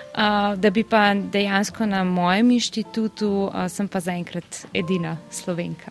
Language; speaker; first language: Slovenian; native; Slovenian